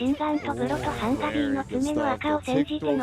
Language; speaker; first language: Japanese; native; Japanese